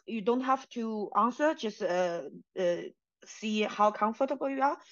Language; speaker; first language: English; non-native, fluent; Chinese